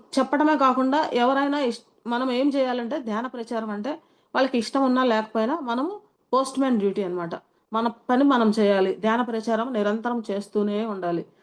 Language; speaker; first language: Telugu; native; Telugu